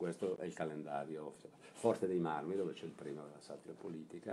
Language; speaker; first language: Italian; native; Italian